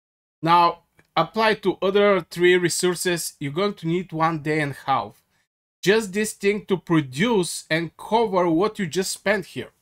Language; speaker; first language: English; non-native, fluent; Bulgarian